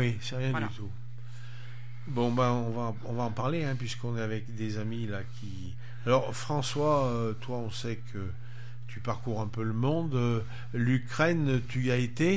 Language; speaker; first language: French; native; French